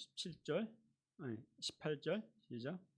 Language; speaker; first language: Korean; native; Korean